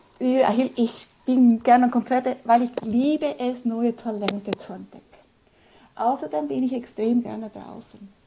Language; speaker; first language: German; early bilingual, other home language; Spanish